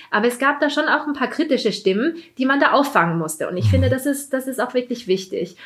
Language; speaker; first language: German; early bilingual, other home language; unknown